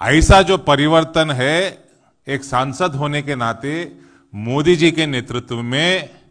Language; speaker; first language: Hindi; non-native, local second language; Telugu